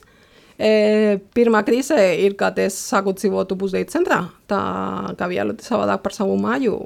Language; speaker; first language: Latvian; non-native, fluent; Spanish